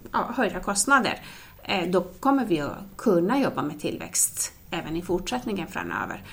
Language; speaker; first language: Swedish; non-native, fluent; Persian